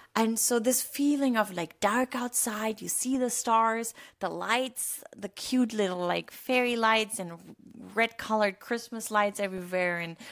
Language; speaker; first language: English; non-native, fluent; German